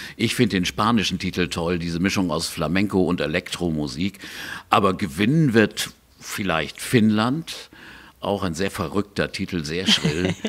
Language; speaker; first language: German; native; German